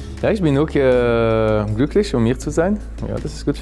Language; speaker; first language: German; non-native, learner; French